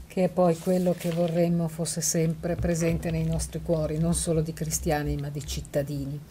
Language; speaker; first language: Italian; native; Italian